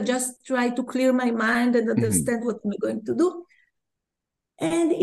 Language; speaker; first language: English; non-native, fluent; Hebrew